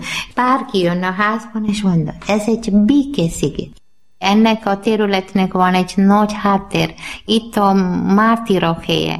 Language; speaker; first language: Hungarian; non-native, learner; Malayalam